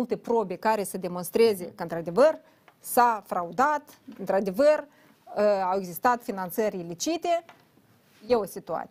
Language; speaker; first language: Romanian; native; Romanian